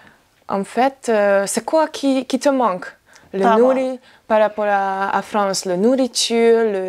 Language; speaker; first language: French; non-native, learner; Hungarian